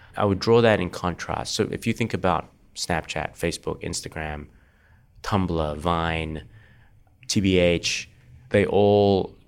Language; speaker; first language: English; native; English